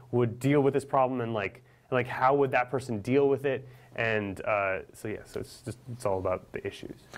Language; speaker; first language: English; native; English